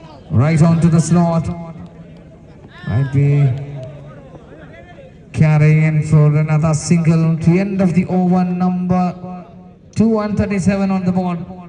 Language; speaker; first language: English; non-native, local second language; Malayalam